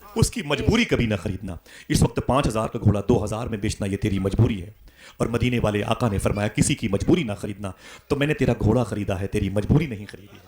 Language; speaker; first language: Urdu; native; Urdu